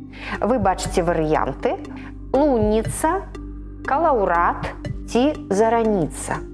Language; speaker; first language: Belarusian; native; Belarusian